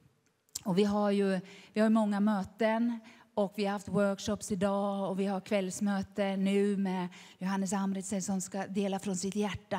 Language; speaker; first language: Swedish; native; Swedish